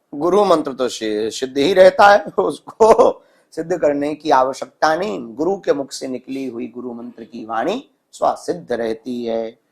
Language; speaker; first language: Hindi; native; Hindi